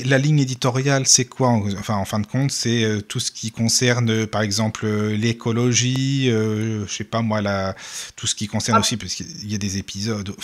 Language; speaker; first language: French; native; French